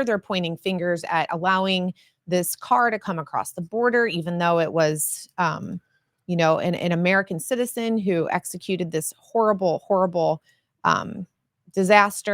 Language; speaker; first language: English; native; English